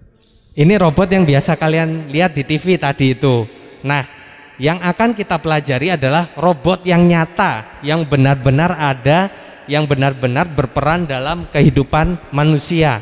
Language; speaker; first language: Indonesian; native; Indonesian